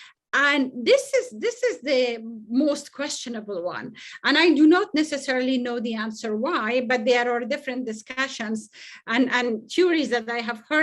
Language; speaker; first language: English; non-native, fluent; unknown